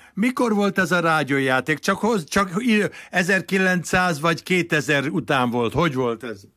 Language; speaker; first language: Hungarian; native; Hungarian